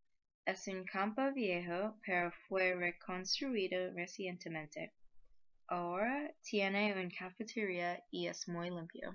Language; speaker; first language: Spanish; non-native, learner; English